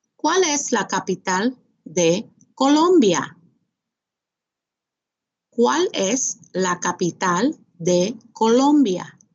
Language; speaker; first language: Spanish; non-native, fluent; English